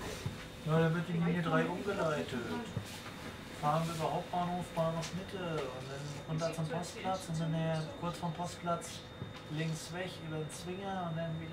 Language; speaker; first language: German; native; German